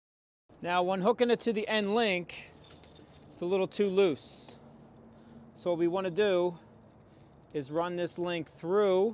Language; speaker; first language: English; native; English